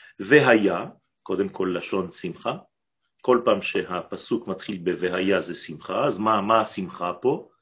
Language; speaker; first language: Hebrew; non-native, fluent; French